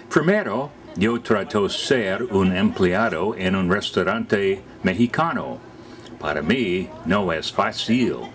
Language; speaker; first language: Spanish; non-native, learner; English